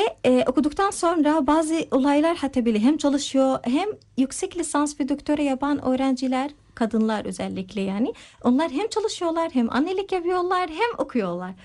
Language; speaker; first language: Turkish; non-native, fluent; Arabic